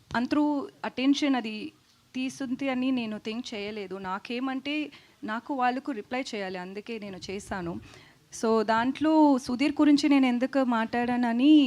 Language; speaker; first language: Telugu; non-native, learner; Tamil